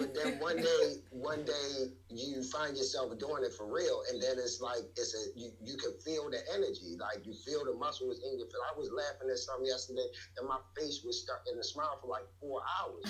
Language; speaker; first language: English; native; English